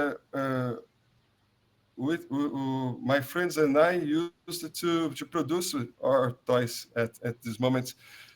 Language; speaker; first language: English; non-native, learner; Portuguese